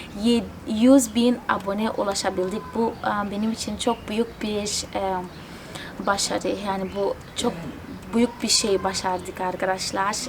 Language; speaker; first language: Turkish; non-native, fluent; Portuguese